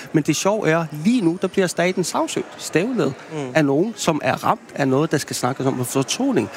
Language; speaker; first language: Danish; non-native, local second language; Kalaallisut